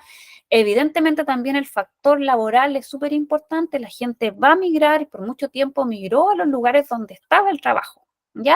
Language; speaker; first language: Spanish; native; Spanish